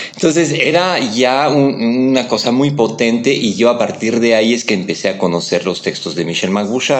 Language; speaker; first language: Spanish; non-native, fluent; French